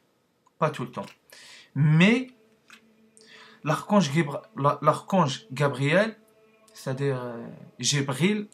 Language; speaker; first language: French; non-native, learner; Arabic